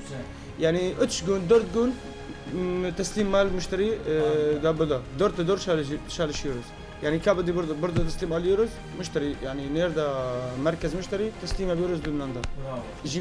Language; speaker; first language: Turkish; non-native, learner; Arabic